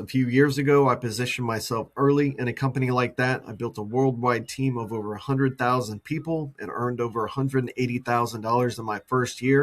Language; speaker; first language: English; native; English